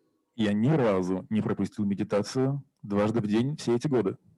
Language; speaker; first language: Russian; native; Russian